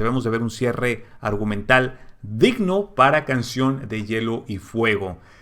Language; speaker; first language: Spanish; native; Spanish